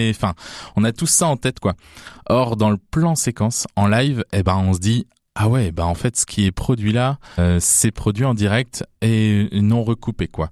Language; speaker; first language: French; native; French